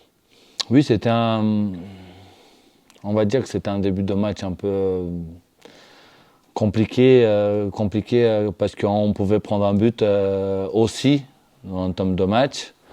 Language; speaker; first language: French; non-native, fluent; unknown